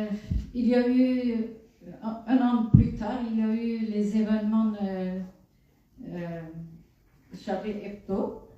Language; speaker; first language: French; non-native, fluent; Kurdish